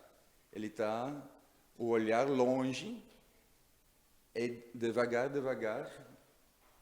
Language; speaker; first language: Portuguese; non-native, learner; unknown